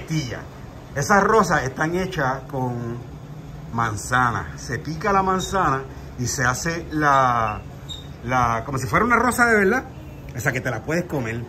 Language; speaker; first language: Spanish; native; Spanish